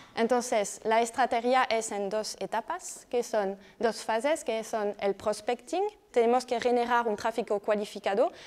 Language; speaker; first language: Spanish; non-native, fluent; French